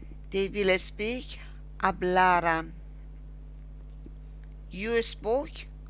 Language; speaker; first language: English; non-native, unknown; Persian